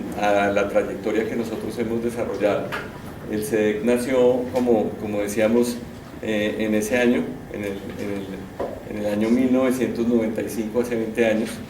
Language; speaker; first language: Spanish; native; Spanish